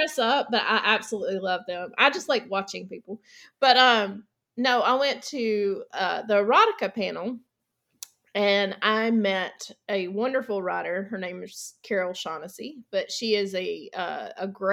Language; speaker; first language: English; native; English